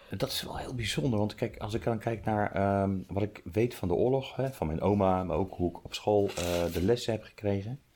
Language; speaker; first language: Dutch; native; Dutch